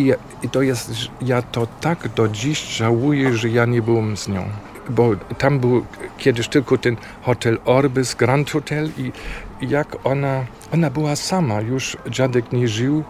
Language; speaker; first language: Polish; non-native, fluent; German